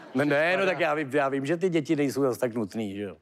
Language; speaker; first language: Czech; native; Czech